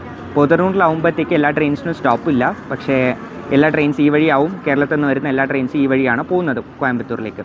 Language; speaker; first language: Malayalam; native; Malayalam